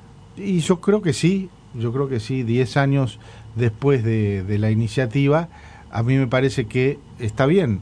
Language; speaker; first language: Spanish; native; Spanish